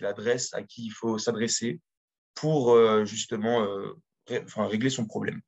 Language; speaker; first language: French; native; French